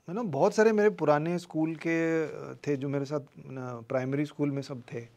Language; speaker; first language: Hindi; non-native, local second language; Kodava